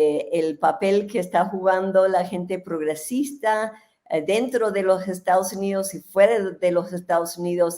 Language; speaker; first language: Spanish; non-native, fluent; English